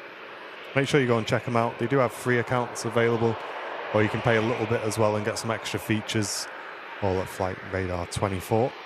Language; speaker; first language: English; native; English